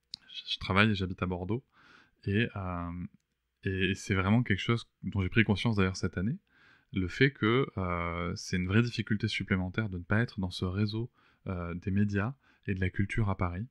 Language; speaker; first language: French; native; French